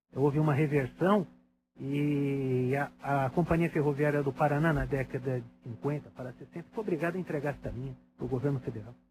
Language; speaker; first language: Portuguese; native; Portuguese